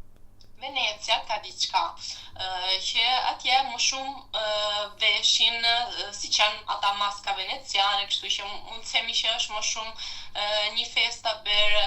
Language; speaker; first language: Albanian; non-native, fluent; Italian